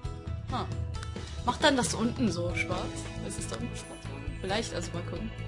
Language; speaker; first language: German; native; German